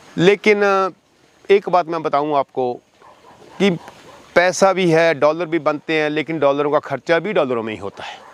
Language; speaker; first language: Hindi; non-native, local second language; Punjabi